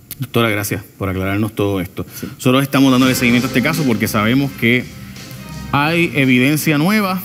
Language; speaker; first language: Spanish; native; Spanish